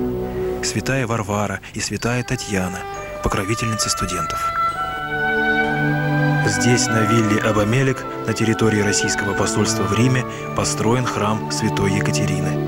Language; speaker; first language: Russian; native; Russian